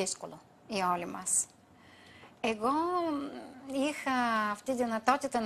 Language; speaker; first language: Greek; non-native, fluent; Bulgarian